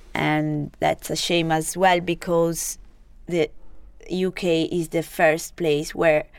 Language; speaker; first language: English; non-native, fluent; Italian